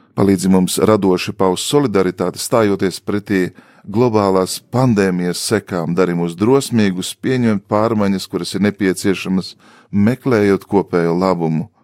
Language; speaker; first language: Latvian; native; Latvian